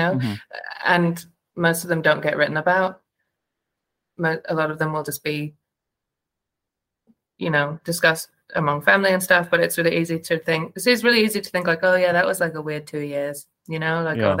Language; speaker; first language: English; native; English